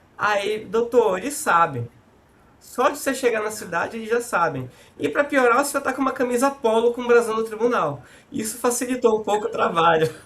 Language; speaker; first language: Portuguese; native; Portuguese